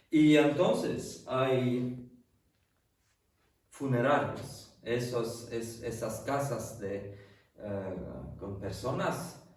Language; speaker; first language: Spanish; non-native, fluent; French